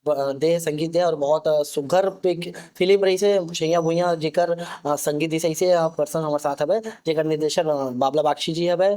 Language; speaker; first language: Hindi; non-native, local second language; Chhattisgarhi